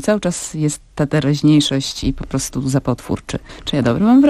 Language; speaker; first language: Polish; native; Polish